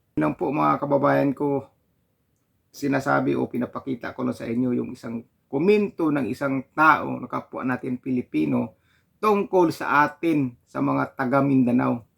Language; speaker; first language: Filipino; non-native, local second language; Cebuano